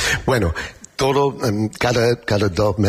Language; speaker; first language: Spanish; non-native, learner; English